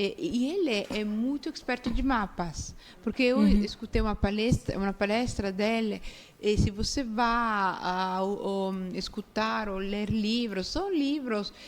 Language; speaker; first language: Portuguese; non-native, fluent; Italian